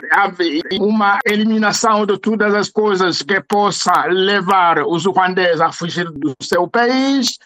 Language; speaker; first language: Portuguese; non-native, fluent; Kinyarwanda